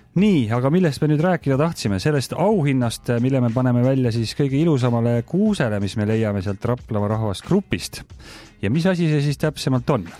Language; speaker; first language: Estonian; native; Estonian